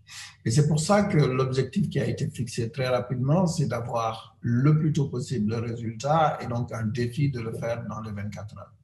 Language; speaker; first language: French; non-native, local second language; Wolof